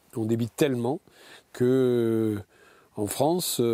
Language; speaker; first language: French; native; French